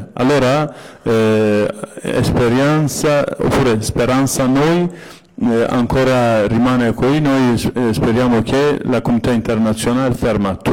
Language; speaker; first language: Italian; non-native, fluent; Kurdish